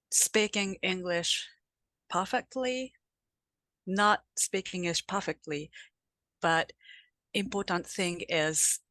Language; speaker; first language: English; non-native, learner; Japanese